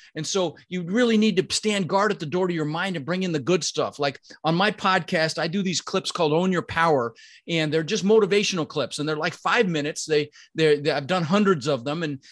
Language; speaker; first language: English; early bilingual, other home language; Dutch